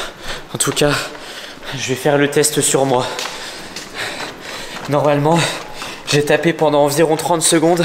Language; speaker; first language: French; native; French